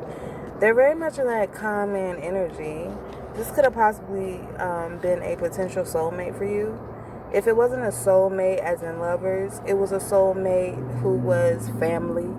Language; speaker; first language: English; native; English